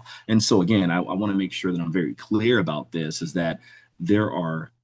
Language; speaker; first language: English; native; English